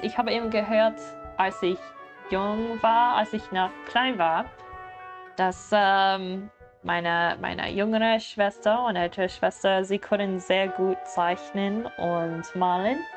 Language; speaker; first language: German; non-native, learner; English